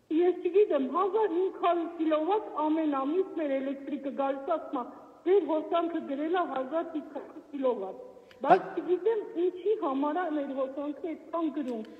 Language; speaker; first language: Armenian; native; Armenian